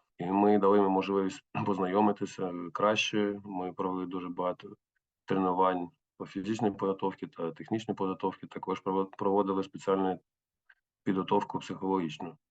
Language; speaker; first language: Ukrainian; non-native, local second language; Russian